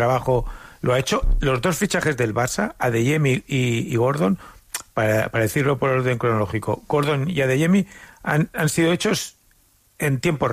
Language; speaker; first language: Spanish; native; Spanish